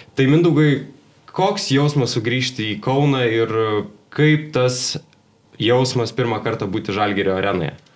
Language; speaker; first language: Lithuanian; native; Lithuanian